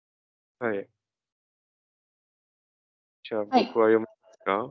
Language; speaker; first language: Japanese; non-native, learner; Czech